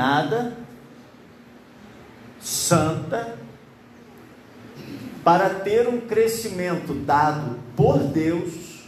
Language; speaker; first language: Portuguese; native; Portuguese